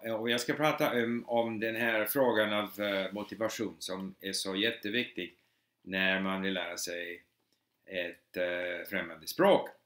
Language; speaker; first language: Swedish; non-native, fluent; English